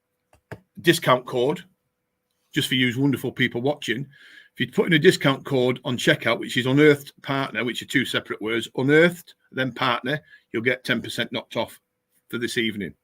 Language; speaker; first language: English; native; English